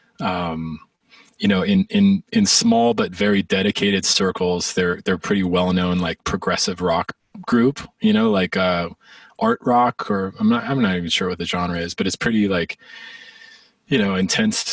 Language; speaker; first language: English; native; English